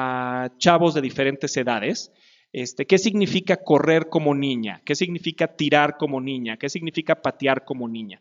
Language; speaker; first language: Spanish; native; Spanish